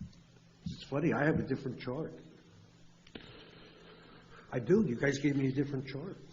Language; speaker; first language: English; native; English